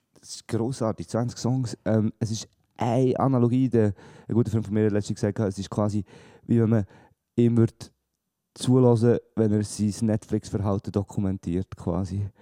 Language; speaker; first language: German; native; German